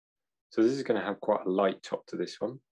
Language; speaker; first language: English; native; English